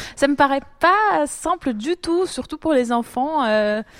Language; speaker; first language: French; non-native, fluent; Portuguese